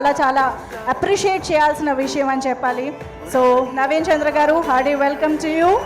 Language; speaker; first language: Telugu; native; Telugu